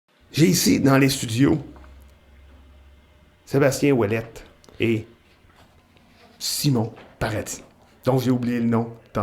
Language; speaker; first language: French; native; French